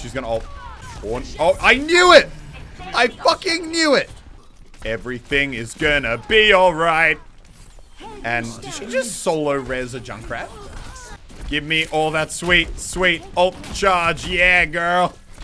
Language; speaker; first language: English; native; English